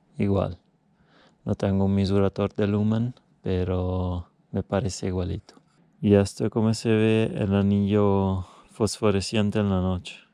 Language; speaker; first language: Spanish; non-native, fluent; Italian